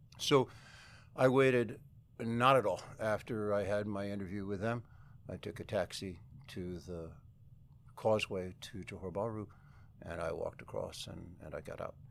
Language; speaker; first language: English; native; English